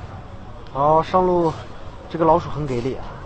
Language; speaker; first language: Chinese; native; Chinese